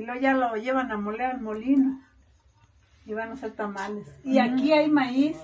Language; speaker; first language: Spanish; native; Spanish